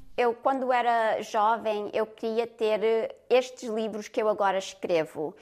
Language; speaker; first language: Portuguese; early bilingual, other home language; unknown